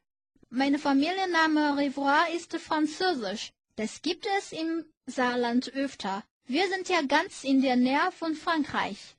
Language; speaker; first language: German; non-native, learner; Chinese